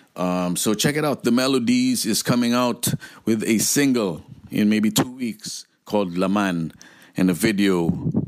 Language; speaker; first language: English; non-native, local second language; Filipino